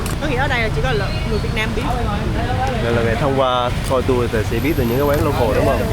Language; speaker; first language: Vietnamese; non-native, fluent; Korean